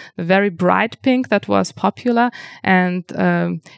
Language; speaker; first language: English; non-native, fluent; Lithuanian